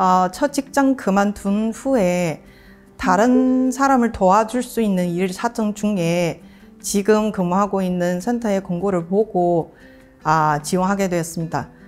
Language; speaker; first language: Korean; non-native, fluent; Chinese